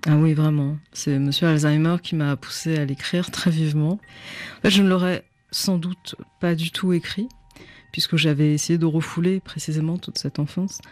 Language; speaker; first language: French; native; French